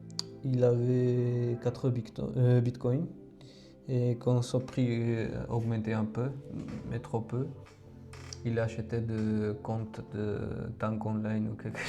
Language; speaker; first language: French; non-native, fluent; Georgian